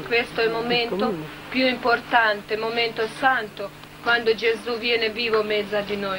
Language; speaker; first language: Italian; non-native, learner; Croatian